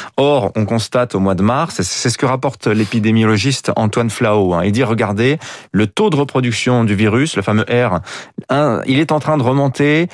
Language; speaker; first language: French; native; French